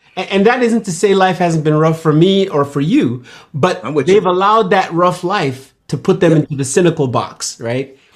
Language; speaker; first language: English; non-native, local second language; Yoruba